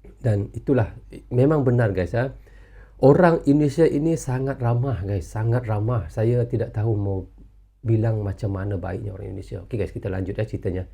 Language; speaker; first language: Malay; native; Malay